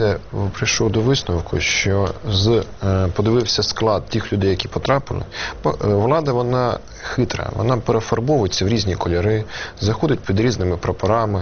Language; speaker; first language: Ukrainian; native; Ukrainian